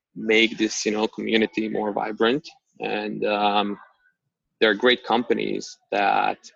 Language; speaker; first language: English; non-native, fluent; Slovak